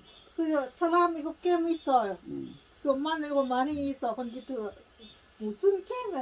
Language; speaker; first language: Korean; non-native, learner; Lao